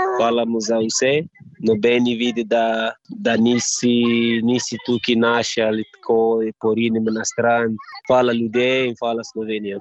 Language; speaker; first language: Slovenian; non-native, learner; Igbo